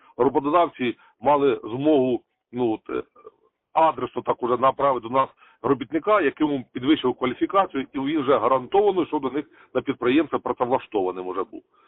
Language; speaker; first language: Ukrainian; native; Ukrainian